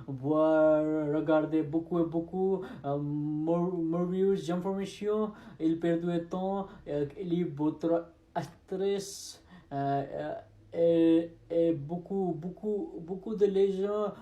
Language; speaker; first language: French; non-native, learner; Nepali